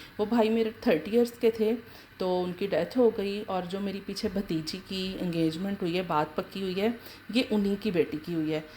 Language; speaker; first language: Urdu; native; Urdu